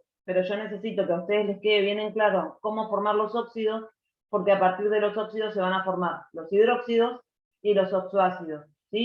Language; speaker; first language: Spanish; native; Spanish